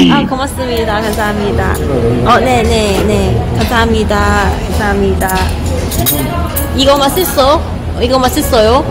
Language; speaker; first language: Korean; non-native, learner; Cantonese